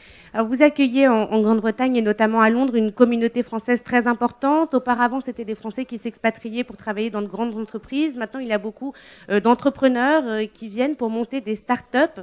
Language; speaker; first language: French; native; French